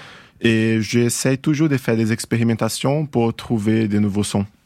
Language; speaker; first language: French; non-native, fluent; Portuguese